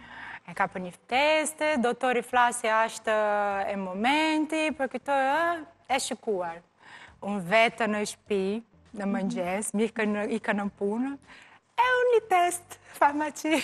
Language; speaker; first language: Albanian; non-native, learner; Portuguese